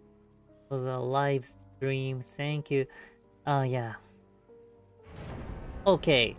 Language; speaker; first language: English; non-native, learner; Japanese